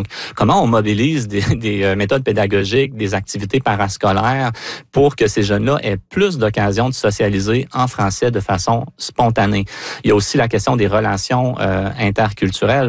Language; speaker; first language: French; native; French